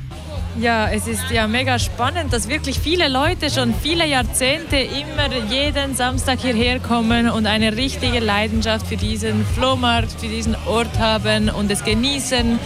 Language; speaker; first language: German; native; German